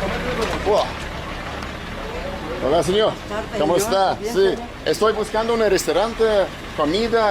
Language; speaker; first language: Spanish; non-native, learner; English